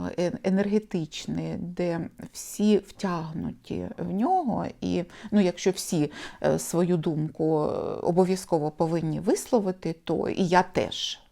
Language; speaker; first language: Ukrainian; non-native, local second language; Russian